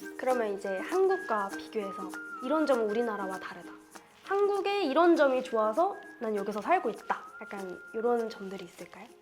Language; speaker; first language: Korean; native; Korean